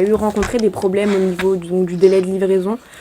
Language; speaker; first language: French; native; French